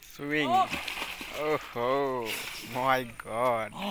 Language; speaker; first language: Hindi; native; Hindi